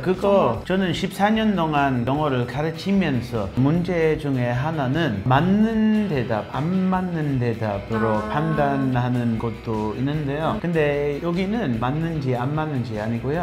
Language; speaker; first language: Korean; non-native, fluent; English